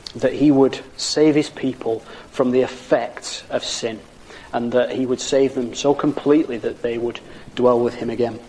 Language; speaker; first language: English; native; English